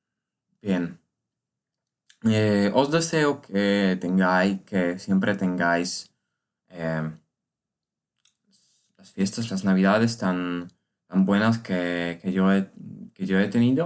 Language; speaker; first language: Spanish; non-native, learner; Polish